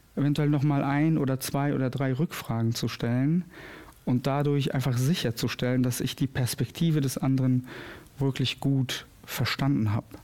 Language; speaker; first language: German; early bilingual, other home language; Albanian